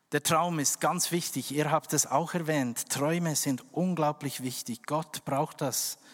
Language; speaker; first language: German; non-native, fluent; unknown